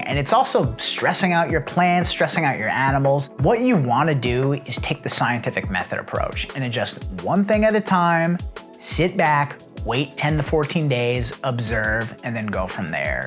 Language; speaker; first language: English; native; English